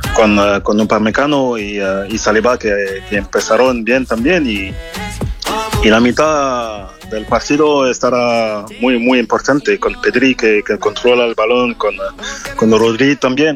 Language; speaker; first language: Spanish; non-native, fluent; French